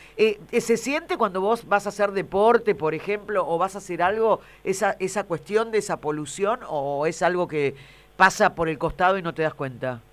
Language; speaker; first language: Spanish; native; Spanish